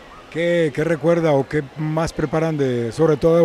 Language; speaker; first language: Spanish; native; Spanish